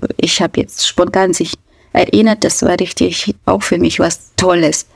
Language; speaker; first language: German; non-native, fluent; Russian